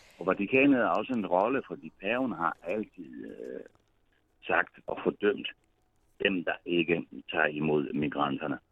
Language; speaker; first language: Danish; non-native, fluent; Italian